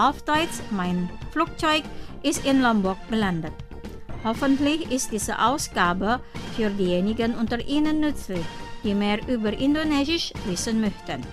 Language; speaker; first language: German; non-native, fluent; Indonesian